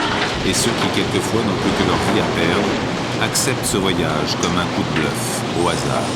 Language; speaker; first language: French; native; French